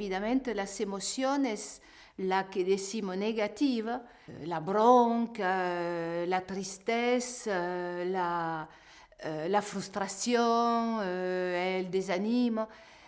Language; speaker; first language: Spanish; non-native, fluent; French